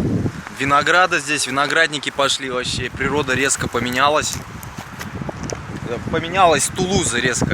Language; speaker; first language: Russian; native; Russian